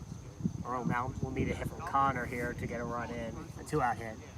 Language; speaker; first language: English; native; English